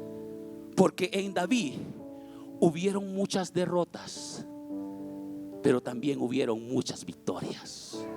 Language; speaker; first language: Spanish; native; Spanish